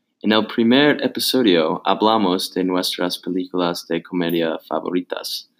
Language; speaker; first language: Spanish; non-native, learner; English